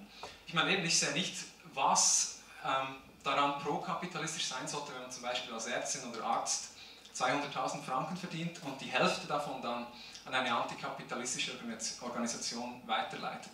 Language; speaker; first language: German; native; German